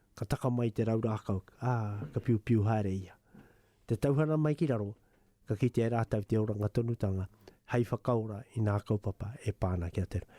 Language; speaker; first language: Māori; native; Māori